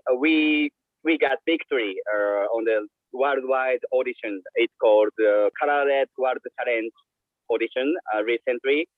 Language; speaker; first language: English; non-native, learner; Japanese